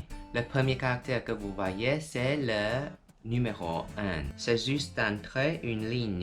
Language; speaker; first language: French; non-native, fluent; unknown